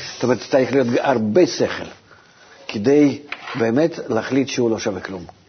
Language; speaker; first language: Hebrew; non-native, fluent; Russian